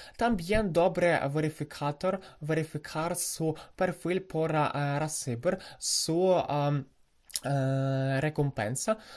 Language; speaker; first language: Spanish; non-native, learner; Ukrainian